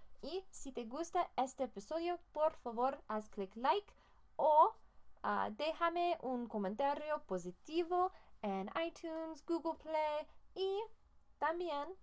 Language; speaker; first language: Spanish; non-native, learner; English